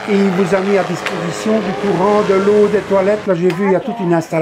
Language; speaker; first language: French; native; French